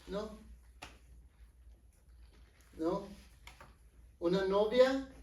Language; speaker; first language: Spanish; non-native, fluent; English